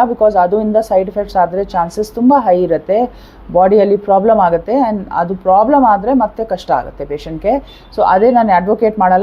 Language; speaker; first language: Kannada; non-native, learner; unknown